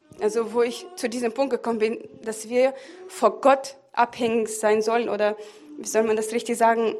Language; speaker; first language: German; non-native, fluent; Russian